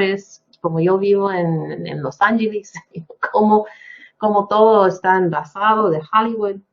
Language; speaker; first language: Spanish; non-native, fluent; English